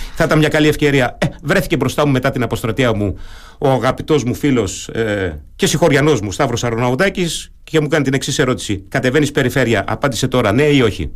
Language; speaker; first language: Greek; early bilingual, heritage; German